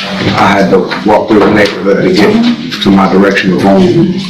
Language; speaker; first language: English; native; English